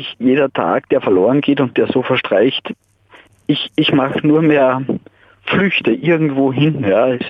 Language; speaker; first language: German; native; German